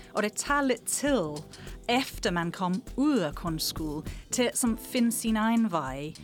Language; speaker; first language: Danish; non-native, fluent; English